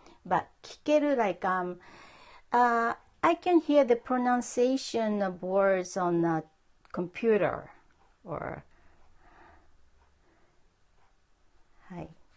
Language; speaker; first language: English; non-native, fluent; Japanese